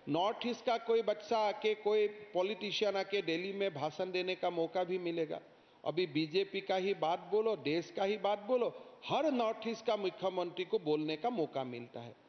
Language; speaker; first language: Hindi; non-native, local second language; Assamese